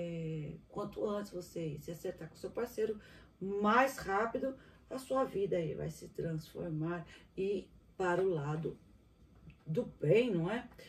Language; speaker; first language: Portuguese; native; Portuguese